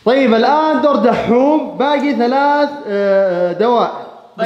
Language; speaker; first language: Arabic; native; Arabic